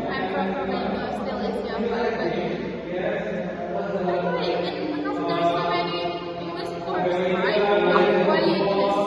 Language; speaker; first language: English; non-native, learner; Indonesian